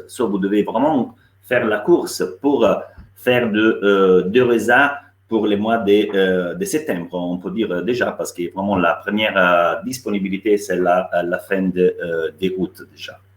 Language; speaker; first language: French; non-native, fluent; Italian